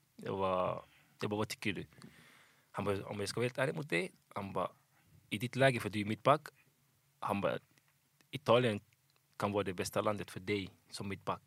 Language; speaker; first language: Swedish; early bilingual, other home language; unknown